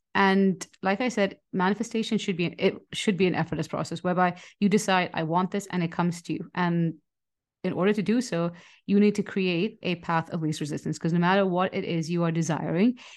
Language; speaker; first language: English; non-native, local second language; Hindi